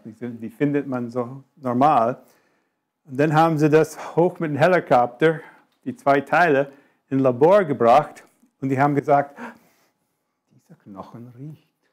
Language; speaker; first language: German; non-native, fluent; English